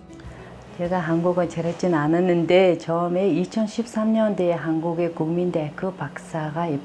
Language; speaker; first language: Korean; non-native, learner; Mongolian